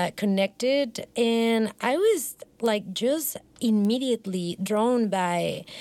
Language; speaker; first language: English; non-native, fluent; Spanish